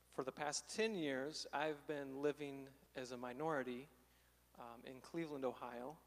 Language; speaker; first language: English; native; English